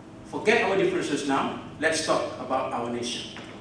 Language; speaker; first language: English; non-native, local second language; Malay